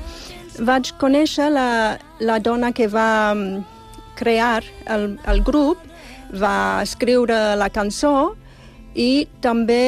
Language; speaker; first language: Catalan; non-native, fluent; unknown